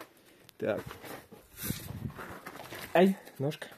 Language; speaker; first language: Russian; native; Russian